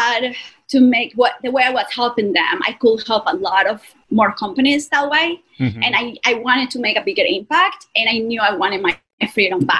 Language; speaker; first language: English; non-native, fluent; Spanish